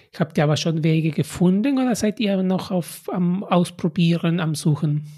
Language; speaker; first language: German; non-native, fluent; Spanish